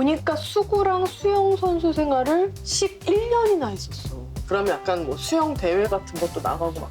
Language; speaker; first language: Korean; native; Korean